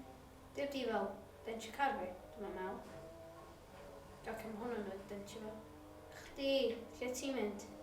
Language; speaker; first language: Welsh; non-native, local second language; English